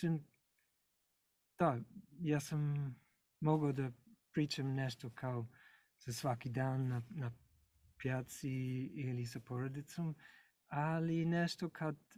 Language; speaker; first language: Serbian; non-native, learner; English